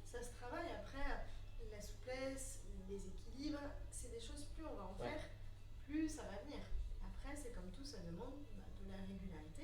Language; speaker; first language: French; native; French